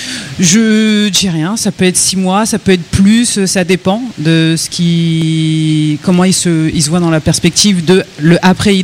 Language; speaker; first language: French; native; French